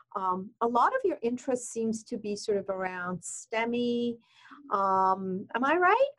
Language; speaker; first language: English; non-native, fluent; Persian